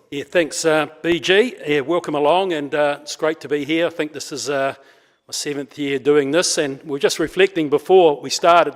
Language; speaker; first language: English; native; English